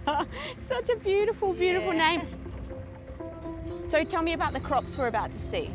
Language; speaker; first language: English; native; English